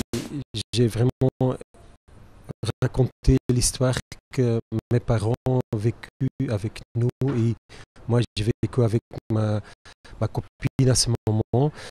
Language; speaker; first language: French; non-native, local second language; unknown